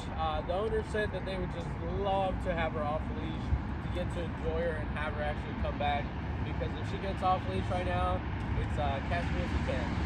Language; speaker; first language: English; native; English